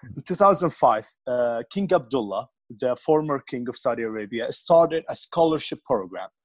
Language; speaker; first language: English; non-native, fluent; Arabic